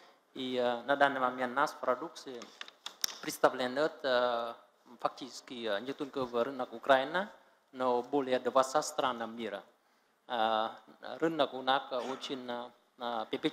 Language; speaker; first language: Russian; non-native, learner; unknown